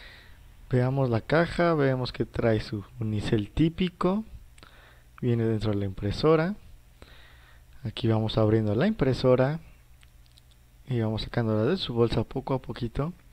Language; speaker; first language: Spanish; native; Spanish